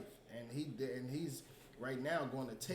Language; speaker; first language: English; native; English